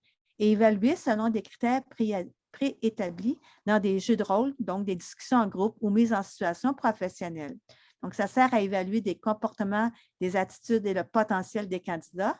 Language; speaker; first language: French; native; French